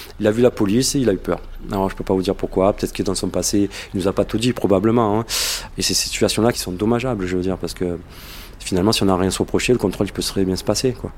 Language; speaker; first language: French; native; French